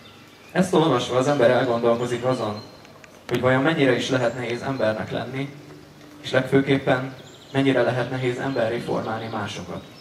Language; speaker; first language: Hungarian; native; Hungarian